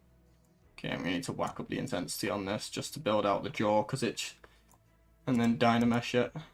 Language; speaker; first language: English; native; English